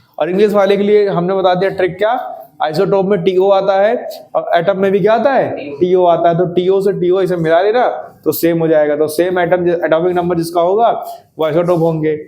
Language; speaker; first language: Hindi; native; Hindi